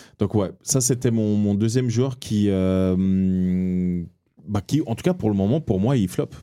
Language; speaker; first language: French; early bilingual, other home language; Portuguese